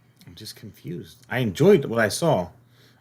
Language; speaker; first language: English; native; English